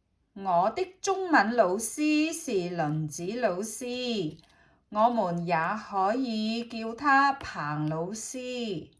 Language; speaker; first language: Chinese; non-native, learner; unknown